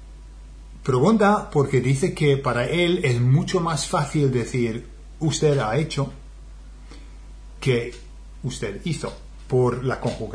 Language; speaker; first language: Spanish; non-native, fluent; English